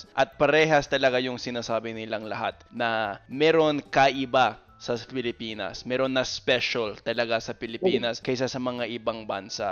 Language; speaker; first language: Filipino; non-native, fluent; English